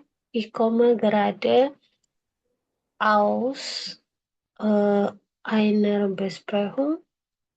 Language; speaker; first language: German; non-native, learner; Indonesian